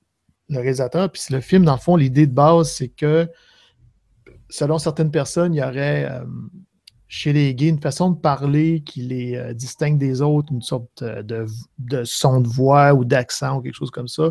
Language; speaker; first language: French; native; French